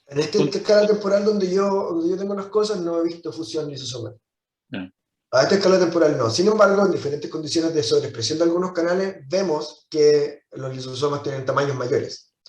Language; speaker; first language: Spanish; native; Spanish